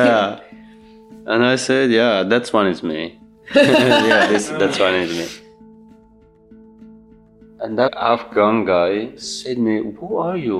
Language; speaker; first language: English; non-native, learner; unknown